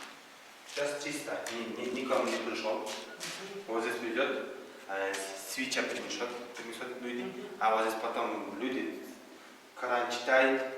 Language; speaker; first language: Russian; non-native, local second language; Kyrgyz